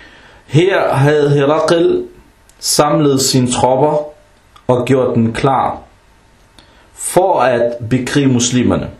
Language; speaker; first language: Danish; early bilingual, other home language; Arabic